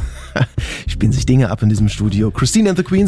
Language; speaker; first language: German; native; German